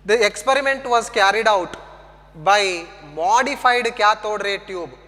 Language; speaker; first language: English; non-native, local second language; Kannada